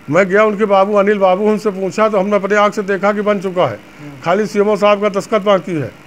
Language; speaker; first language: Hindi; native; Hindi